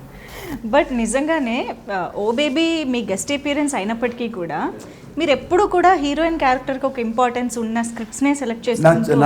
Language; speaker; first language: Telugu; native; Telugu